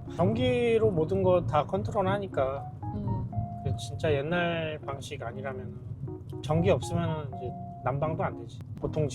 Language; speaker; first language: Korean; native; Korean